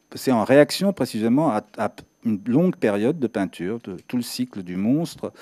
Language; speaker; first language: French; non-native, fluent; Serbian